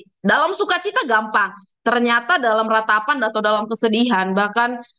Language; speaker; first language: Indonesian; native; Indonesian